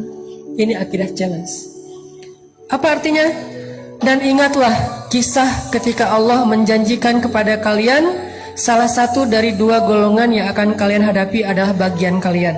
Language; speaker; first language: Indonesian; native; Indonesian